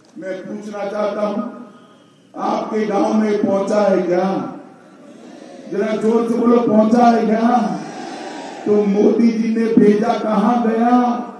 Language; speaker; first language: Hindi; non-native, local second language; Gujarati